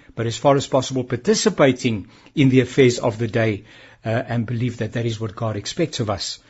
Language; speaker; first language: English; non-native, local second language; Afrikaans